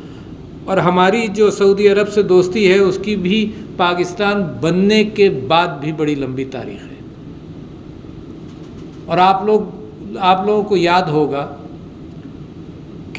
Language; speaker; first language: Urdu; native; Urdu